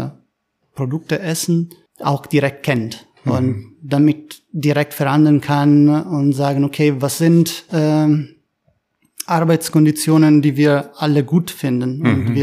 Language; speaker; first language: German; non-native, fluent; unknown